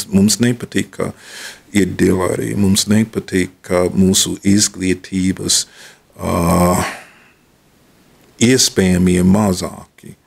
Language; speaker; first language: Latvian; non-native, fluent; English